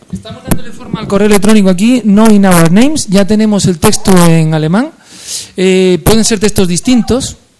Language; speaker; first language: Spanish; native; Spanish